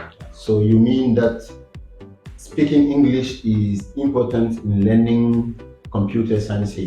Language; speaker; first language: English; non-native, fluent; French